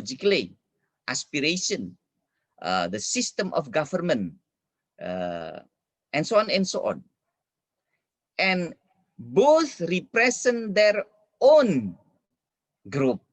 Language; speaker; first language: English; non-native, fluent; Indonesian